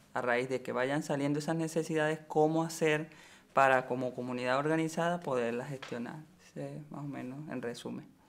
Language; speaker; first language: Spanish; native; Spanish